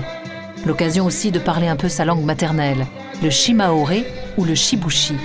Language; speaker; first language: French; native; French